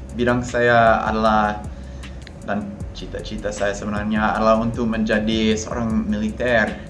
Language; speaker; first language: Indonesian; non-native, fluent; English